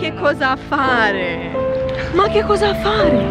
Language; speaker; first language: Italian; non-native, learner; Portuguese